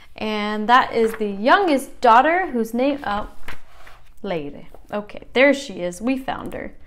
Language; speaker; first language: English; native; English